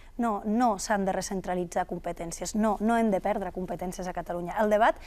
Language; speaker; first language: Catalan; non-native, local second language; Spanish